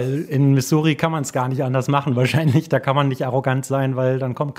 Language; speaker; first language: German; native; German